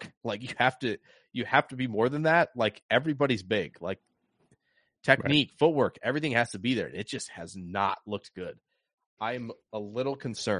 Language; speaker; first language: English; native; English